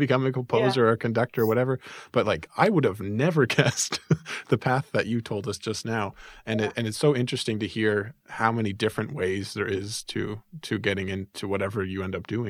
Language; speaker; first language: English; native; English